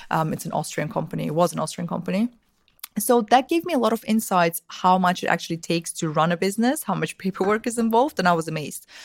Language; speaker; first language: English; early bilingual, other home language; Russian